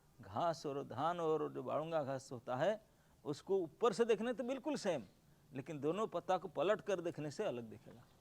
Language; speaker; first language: Hindi; non-native, local second language; Bangla